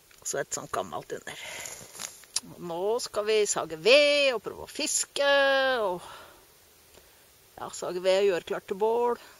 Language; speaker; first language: Norwegian; native; Norwegian